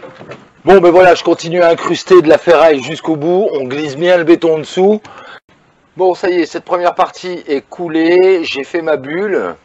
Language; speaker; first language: French; native; French